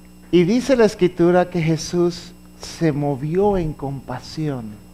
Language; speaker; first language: Spanish; native; Spanish